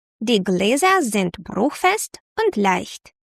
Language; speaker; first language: German; non-native, fluent; Ukrainian